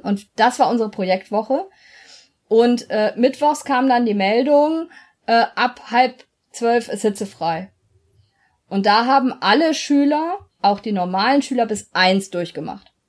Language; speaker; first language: German; native; German